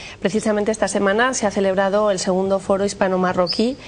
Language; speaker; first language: Spanish; native; Spanish